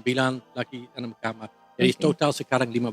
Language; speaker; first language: Indonesian; non-native, fluent; Dutch